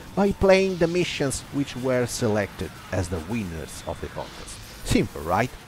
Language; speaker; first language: English; non-native, fluent; Italian